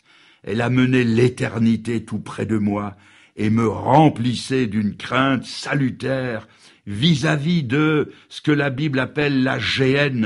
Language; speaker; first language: French; native; French